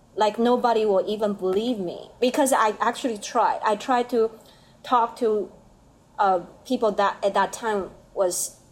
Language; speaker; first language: English; non-native, learner; Chinese